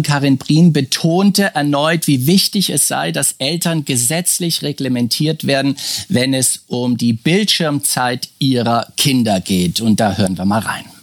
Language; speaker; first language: German; native; German